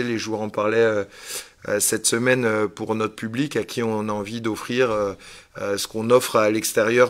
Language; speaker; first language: French; native; French